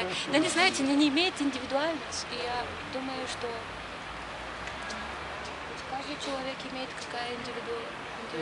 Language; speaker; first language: Russian; non-native, learner; Bulgarian